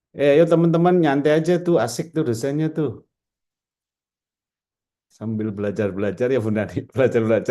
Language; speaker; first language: Indonesian; native; Indonesian